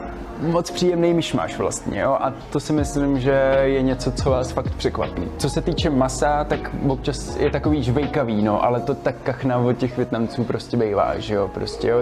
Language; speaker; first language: Czech; native; Czech